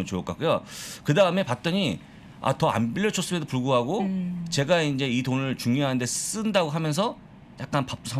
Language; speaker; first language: Korean; native; Korean